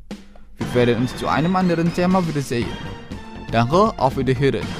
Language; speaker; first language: German; non-native, fluent; Indonesian